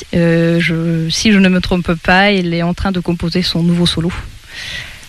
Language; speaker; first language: French; non-native, fluent; Russian